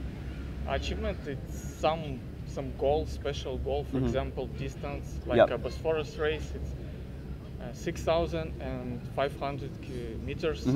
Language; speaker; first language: English; non-native, learner; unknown